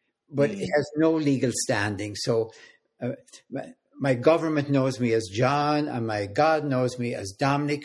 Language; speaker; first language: English; native; English